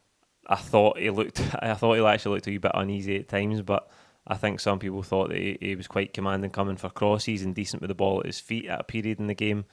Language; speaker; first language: English; native; English